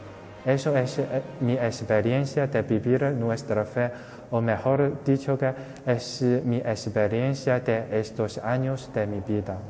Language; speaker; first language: Spanish; non-native, fluent; Chinese